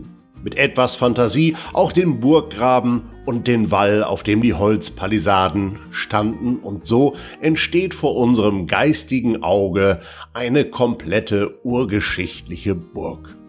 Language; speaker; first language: German; native; German